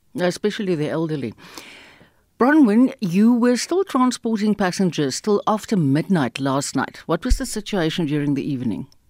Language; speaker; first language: English; non-native, local second language; Afrikaans